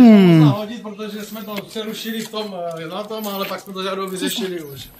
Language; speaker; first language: Czech; native; Czech